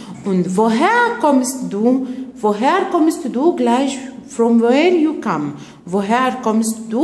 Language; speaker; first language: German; non-native, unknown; Arabic